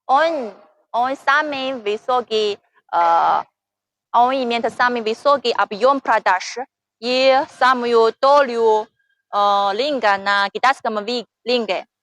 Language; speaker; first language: Russian; non-native, learner; Chinese